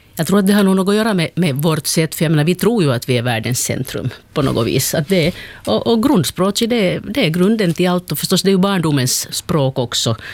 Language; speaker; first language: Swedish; native; Swedish